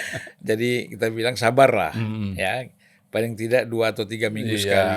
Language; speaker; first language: Indonesian; native; Indonesian